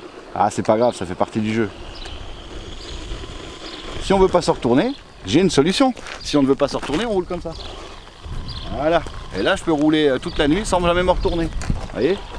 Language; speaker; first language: French; native; French